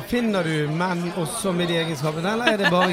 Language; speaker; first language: Norwegian; native; Norwegian